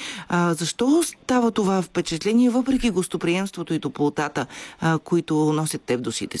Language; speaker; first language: Bulgarian; native; Bulgarian